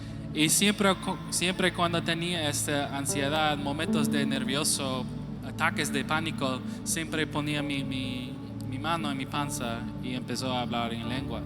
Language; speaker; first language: Spanish; non-native, fluent; English